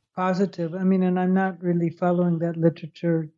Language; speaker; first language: English; native; English